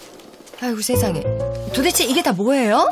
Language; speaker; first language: Korean; native; Korean